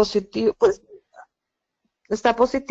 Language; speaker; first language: Spanish; native; Spanish